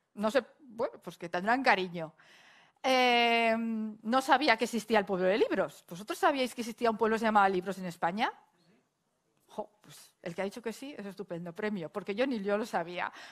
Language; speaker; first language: Spanish; native; Spanish